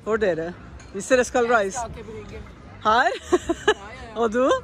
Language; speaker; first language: Norwegian; non-native, learner; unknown